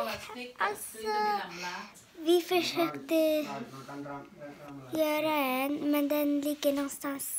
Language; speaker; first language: Swedish; early bilingual, other home language; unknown